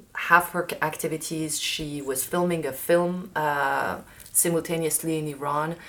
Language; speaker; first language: English; non-native, fluent; Persian